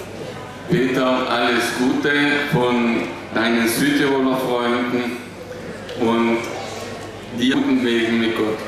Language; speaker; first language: German; non-native, fluent; Italian